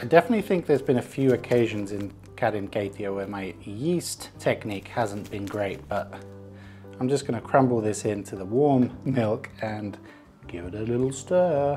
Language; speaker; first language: English; native; English